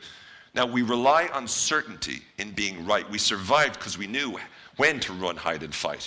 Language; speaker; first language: English; native; English